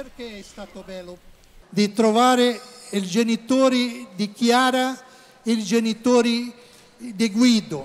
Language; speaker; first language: Italian; non-native, learner; Portuguese